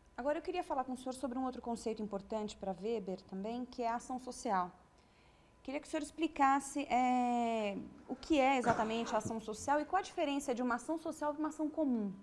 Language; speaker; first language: Portuguese; native; Portuguese